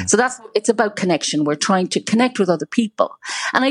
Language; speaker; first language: English; native; English